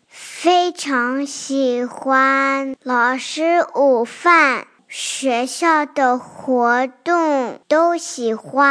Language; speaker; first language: Chinese; early bilingual, heritage; Chinese